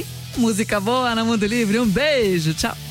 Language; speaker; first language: Portuguese; native; Portuguese